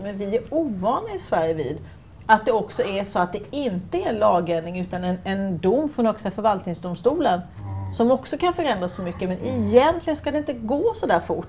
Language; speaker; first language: Swedish; native; Swedish